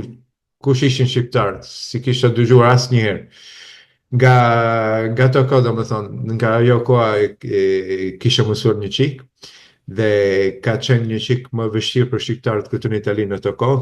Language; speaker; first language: Albanian; non-native, fluent; Italian